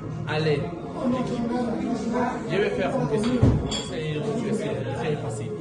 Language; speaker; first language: French; non-native, learner; Spanish